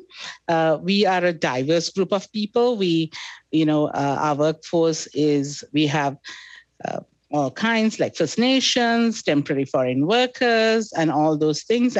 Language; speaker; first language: English; non-native, local second language; Sinhala